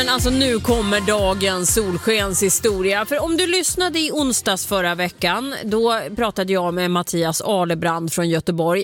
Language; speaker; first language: Swedish; native; Swedish